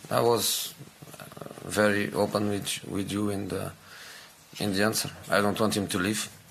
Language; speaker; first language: English; non-native, fluent; Portuguese